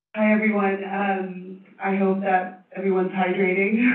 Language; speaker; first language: English; non-native, fluent; Chinese